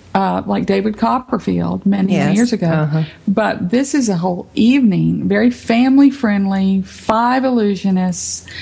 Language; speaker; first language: English; native; English